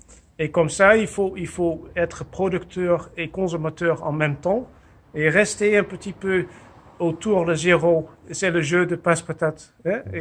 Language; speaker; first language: French; non-native, fluent; Dutch